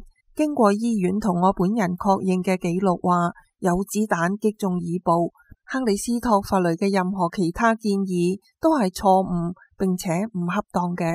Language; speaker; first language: Chinese; non-native, local second language; Cantonese